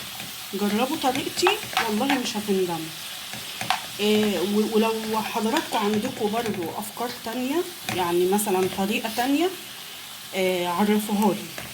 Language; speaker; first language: Arabic; native; Arabic